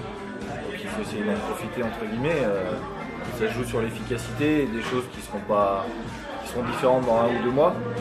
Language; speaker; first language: French; native; French